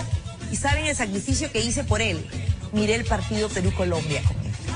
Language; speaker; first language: Spanish; native; Spanish